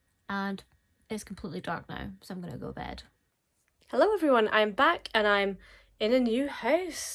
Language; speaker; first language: English; native; English